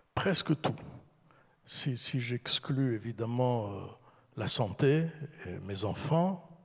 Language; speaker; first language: French; early bilingual, heritage; French